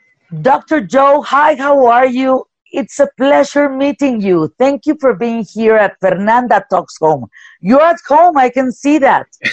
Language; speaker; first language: English; non-native, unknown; Spanish